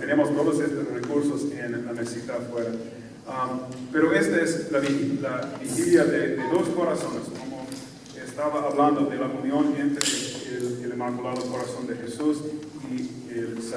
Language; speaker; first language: Spanish; non-native, fluent; English